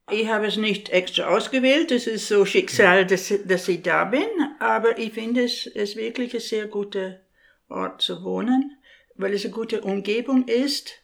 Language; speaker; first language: German; non-native, fluent; English